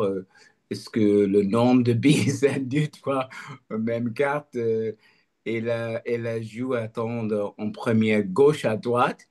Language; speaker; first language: French; non-native, learner; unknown